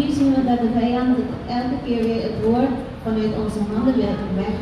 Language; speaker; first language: Dutch; non-native, fluent; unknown